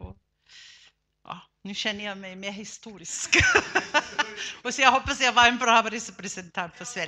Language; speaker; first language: Swedish; non-native, fluent; German